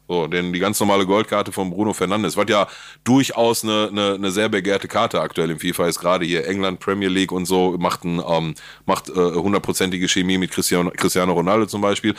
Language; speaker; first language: German; native; German